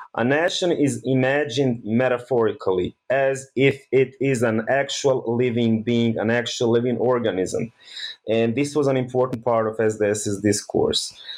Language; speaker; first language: English; early bilingual, other home language; Bosnian